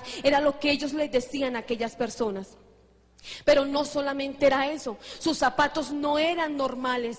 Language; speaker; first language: Spanish; native; Spanish